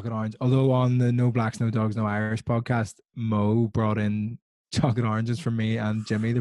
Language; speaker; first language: English; native; English